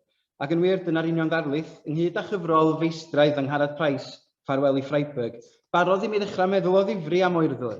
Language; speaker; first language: Welsh; native; Welsh